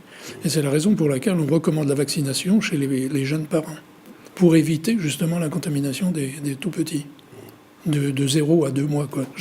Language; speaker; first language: French; native; French